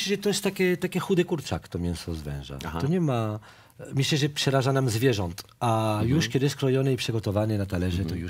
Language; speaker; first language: Polish; non-native, fluent; French